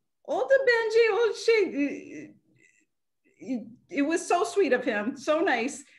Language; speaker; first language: English; native; English